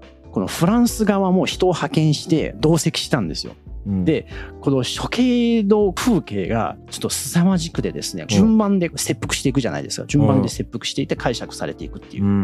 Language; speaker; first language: Japanese; native; Japanese